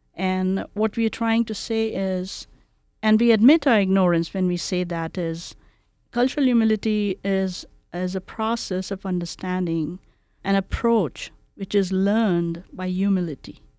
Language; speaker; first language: English; non-native, local second language; Bangla